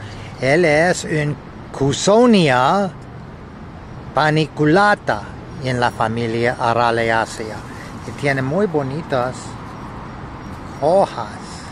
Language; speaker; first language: Spanish; non-native, learner; English